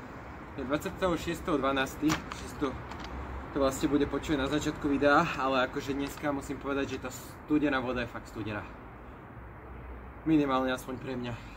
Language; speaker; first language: Slovak; native; Slovak